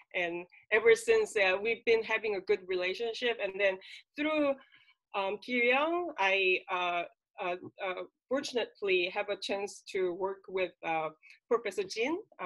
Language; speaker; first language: English; non-native, fluent; Korean